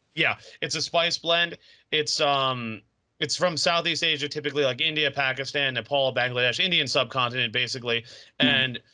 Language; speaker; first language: English; native; English